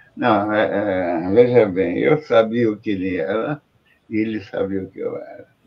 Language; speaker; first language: Portuguese; native; Portuguese